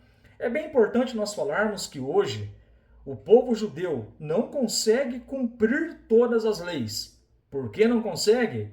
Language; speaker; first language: Portuguese; native; Portuguese